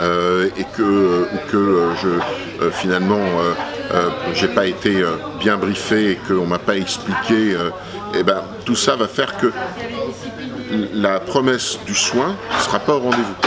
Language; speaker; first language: French; native; French